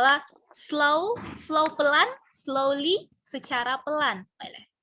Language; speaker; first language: Turkish; non-native, fluent; Indonesian